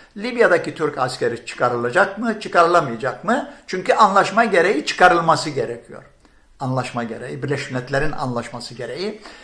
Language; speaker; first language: Turkish; non-native, fluent; Arabic